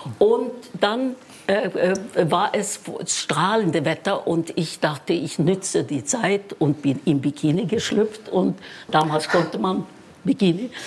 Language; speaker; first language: German; non-native, fluent; Norwegian